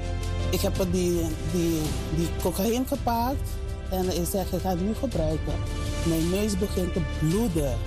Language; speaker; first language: Dutch; non-native, fluent; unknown